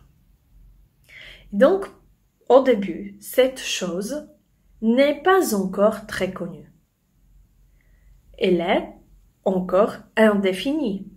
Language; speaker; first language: French; non-native, fluent; Polish